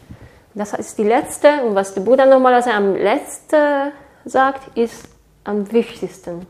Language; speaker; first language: German; non-native, fluent; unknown